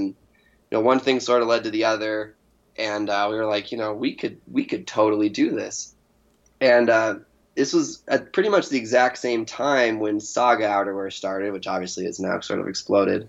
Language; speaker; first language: English; native; English